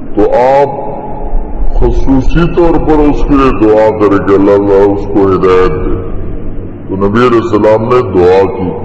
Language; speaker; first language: Urdu; non-native, local second language; Pashto